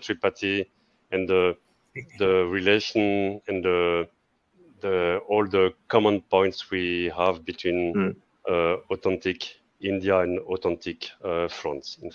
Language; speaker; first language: English; non-native, fluent; French